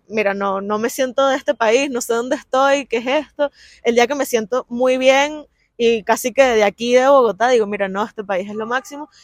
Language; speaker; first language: Spanish; native; Spanish